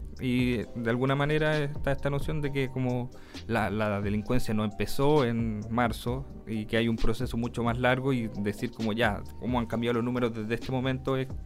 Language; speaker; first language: Spanish; native; Spanish